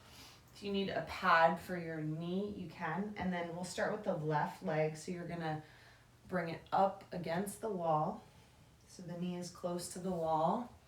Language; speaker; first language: English; native; English